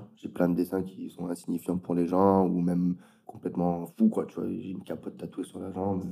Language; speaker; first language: French; native; French